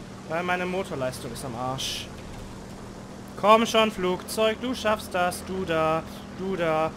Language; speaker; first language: German; native; German